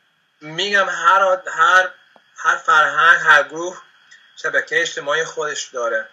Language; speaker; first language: Persian; non-native, fluent; Spanish